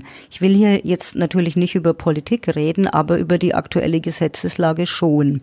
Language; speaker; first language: German; native; German